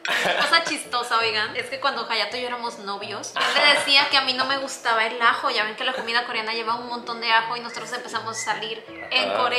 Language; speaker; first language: Spanish; native; Spanish